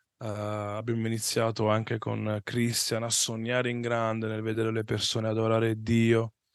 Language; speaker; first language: Italian; native; Italian